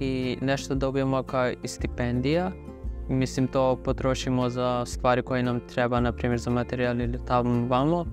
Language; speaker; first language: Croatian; non-native, fluent; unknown